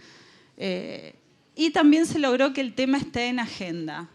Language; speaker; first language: Spanish; native; Spanish